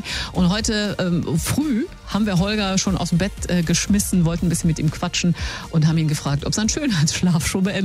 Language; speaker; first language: German; native; German